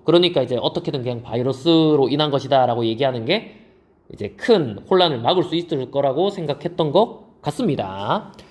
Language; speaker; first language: Korean; native; Korean